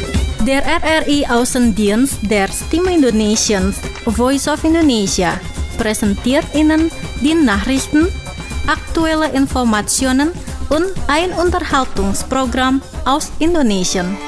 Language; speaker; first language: German; non-native, fluent; Indonesian